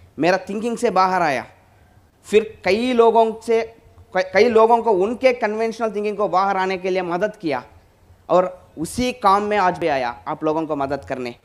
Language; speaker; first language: Hindi; non-native, local second language; Telugu